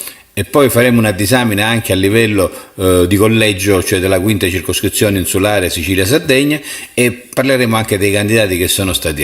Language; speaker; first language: Italian; native; Italian